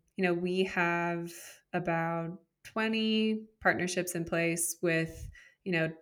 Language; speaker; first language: English; native; English